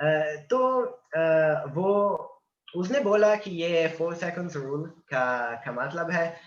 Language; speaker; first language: Hindi; non-native, learner; Italian